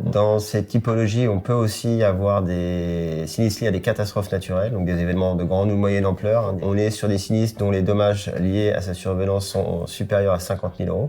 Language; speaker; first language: French; native; French